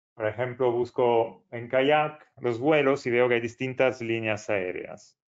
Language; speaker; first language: Spanish; non-native, fluent; Italian